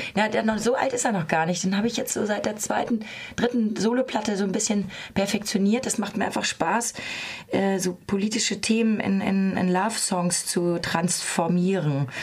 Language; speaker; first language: German; native; German